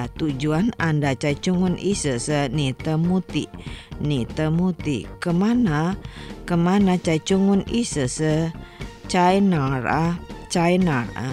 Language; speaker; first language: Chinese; non-native, fluent; Indonesian